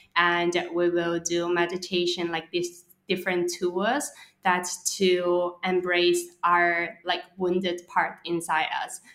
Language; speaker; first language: English; non-native, local second language; Cantonese